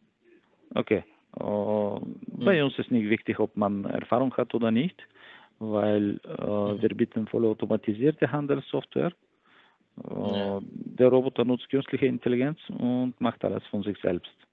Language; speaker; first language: German; non-native, fluent; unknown